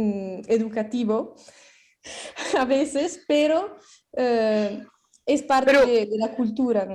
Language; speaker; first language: Spanish; non-native, fluent; Italian